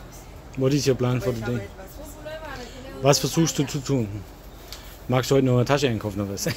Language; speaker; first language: German; native; German